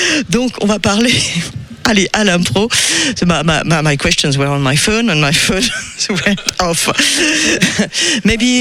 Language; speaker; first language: English; non-native, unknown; French